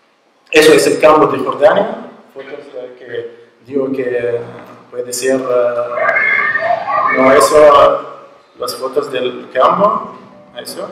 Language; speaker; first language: Spanish; non-native, learner; Arabic